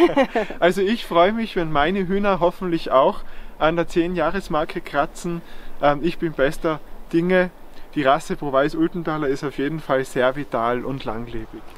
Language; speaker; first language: German; native; German